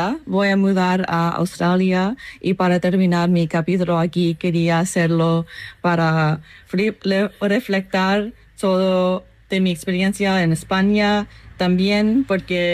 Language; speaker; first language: Spanish; non-native, learner; English